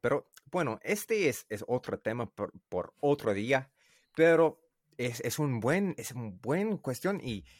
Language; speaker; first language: Spanish; non-native, learner; English